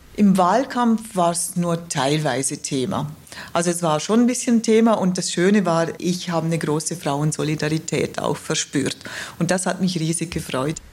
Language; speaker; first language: German; native; German